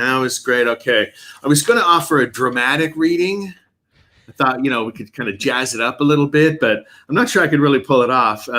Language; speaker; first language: English; native; English